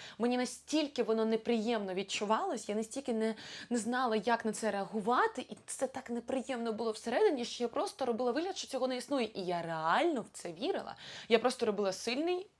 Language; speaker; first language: Ukrainian; non-native, local second language; Russian